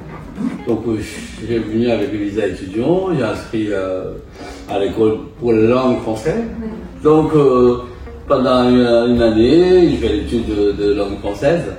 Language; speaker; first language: French; non-native, fluent; Japanese